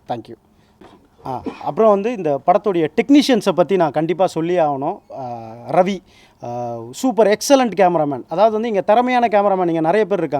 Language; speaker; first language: Tamil; native; Tamil